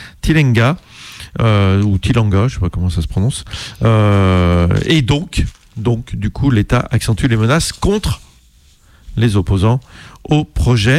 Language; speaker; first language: French; native; French